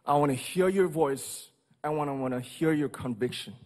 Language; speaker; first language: English; non-native, fluent; Korean